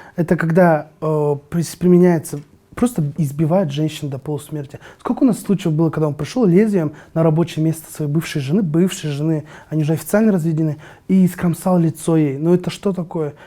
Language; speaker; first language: Russian; non-native, local second language; Kazakh